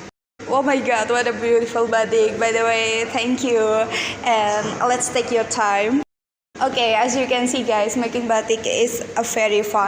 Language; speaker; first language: English; non-native, learner; Indonesian